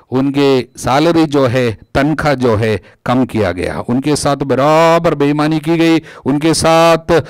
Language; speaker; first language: Hindi; non-native, local second language; Malayalam